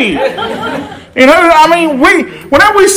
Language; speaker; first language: English; native; English